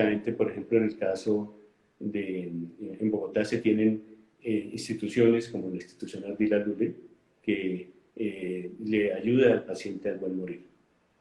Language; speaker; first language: Spanish; native; Spanish